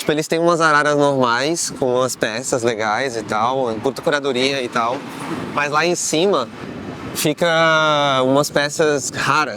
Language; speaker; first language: Portuguese; native; Portuguese